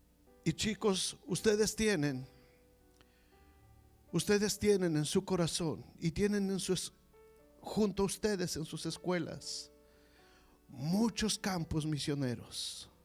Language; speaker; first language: Spanish; native; Spanish